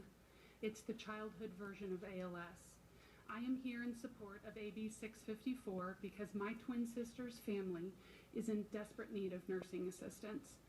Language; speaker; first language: English; native; English